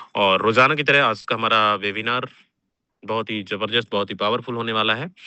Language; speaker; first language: Hindi; native; Hindi